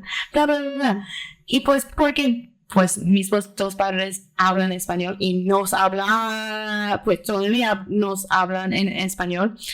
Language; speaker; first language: Spanish; early bilingual, heritage; Spanish